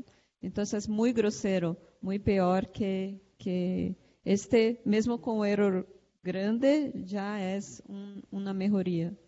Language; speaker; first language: Spanish; non-native, learner; Portuguese